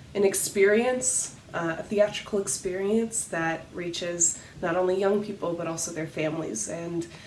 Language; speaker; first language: English; native; English